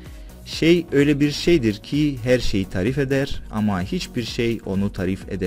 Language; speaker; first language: Turkish; non-native, fluent; Russian